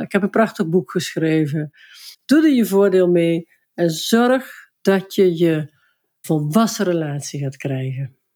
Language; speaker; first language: Dutch; native; Dutch